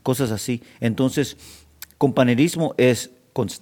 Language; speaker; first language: Spanish; early bilingual, heritage; Spanish